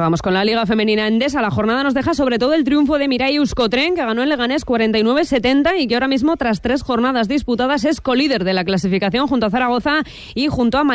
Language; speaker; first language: Spanish; native; Spanish